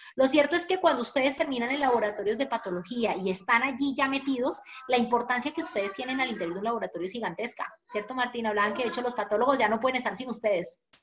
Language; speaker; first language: Spanish; native; Spanish